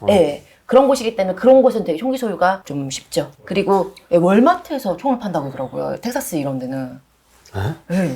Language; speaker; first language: Korean; early bilingual, other home language; English